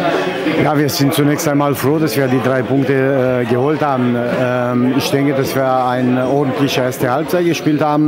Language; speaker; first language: German; non-native, fluent; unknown